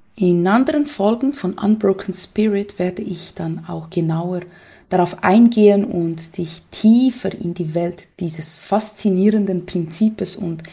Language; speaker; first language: German; non-native, fluent; Portuguese